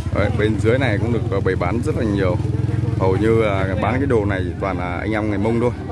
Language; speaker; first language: Vietnamese; non-native, local second language; Hmong